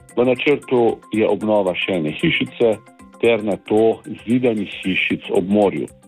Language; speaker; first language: Slovenian; native; Slovenian